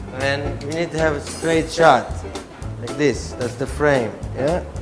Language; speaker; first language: English; non-native, fluent; Hebrew